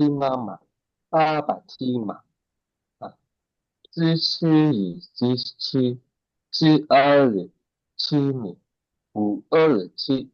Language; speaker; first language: Chinese; non-native, learner; Burmese